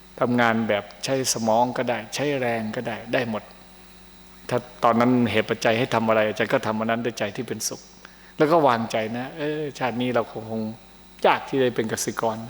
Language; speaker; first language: Thai; native; Thai